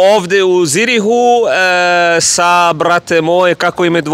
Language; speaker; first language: German; native; German